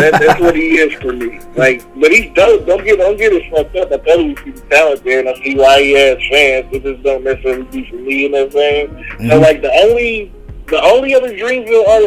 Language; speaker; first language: English; native; English